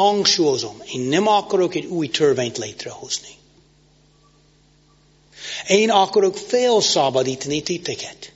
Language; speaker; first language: Hungarian; non-native, fluent; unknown